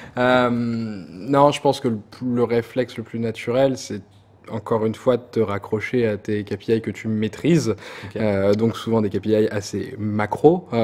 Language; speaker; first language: French; native; French